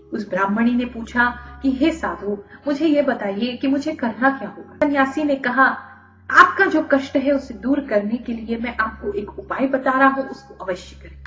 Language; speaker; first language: Hindi; native; Hindi